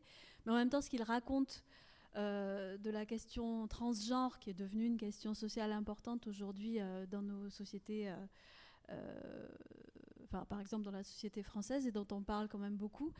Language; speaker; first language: French; native; French